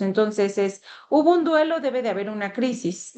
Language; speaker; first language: Spanish; native; Spanish